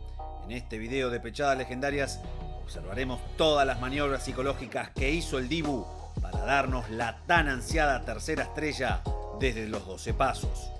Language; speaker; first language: Spanish; native; Spanish